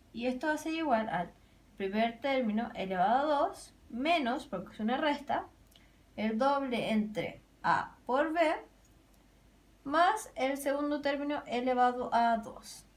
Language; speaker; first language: Spanish; native; Spanish